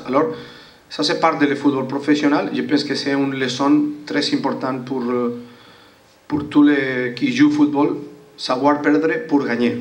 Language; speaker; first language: French; non-native, learner; Spanish